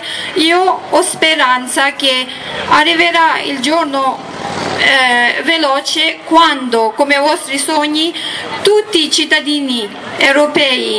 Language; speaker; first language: Italian; non-native, learner; Tibetan